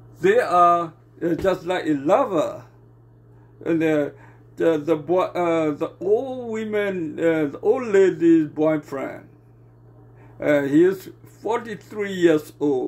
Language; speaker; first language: English; non-native, learner; Burmese